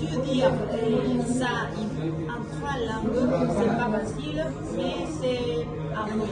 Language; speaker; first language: French; non-native, learner; Spanish